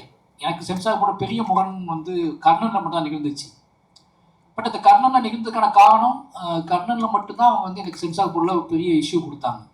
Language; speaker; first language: Tamil; native; Tamil